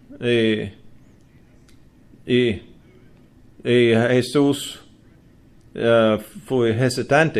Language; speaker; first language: Spanish; non-native, learner; English